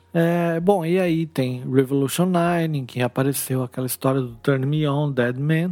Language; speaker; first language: Portuguese; native; Portuguese